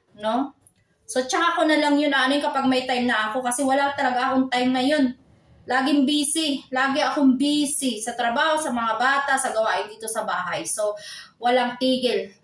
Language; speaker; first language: Filipino; native; Filipino